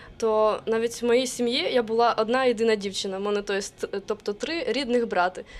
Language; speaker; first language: Ukrainian; native; Ukrainian